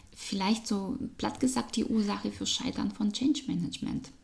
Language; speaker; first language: German; non-native, fluent; Russian